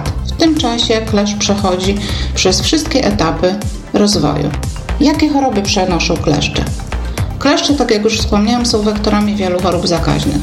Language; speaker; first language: Polish; native; Polish